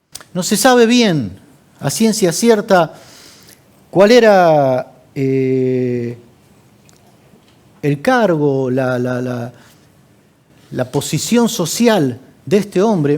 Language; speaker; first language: Spanish; native; Spanish